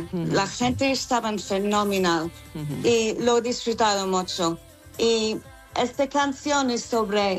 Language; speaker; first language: Spanish; non-native, fluent; English